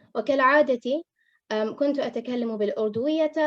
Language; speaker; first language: Arabic; non-native, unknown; Urdu